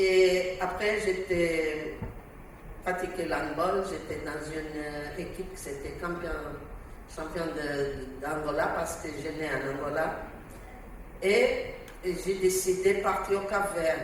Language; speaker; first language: French; non-native, learner; Portuguese